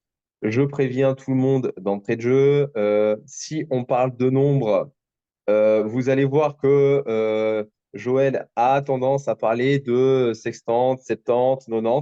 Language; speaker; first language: French; native; French